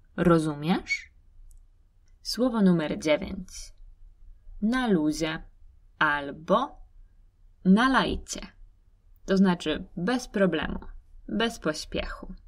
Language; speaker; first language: Polish; native; Polish